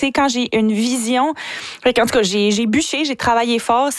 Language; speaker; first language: French; native; French